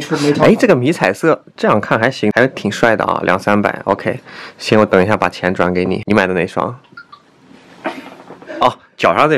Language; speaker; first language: Chinese; native; Chinese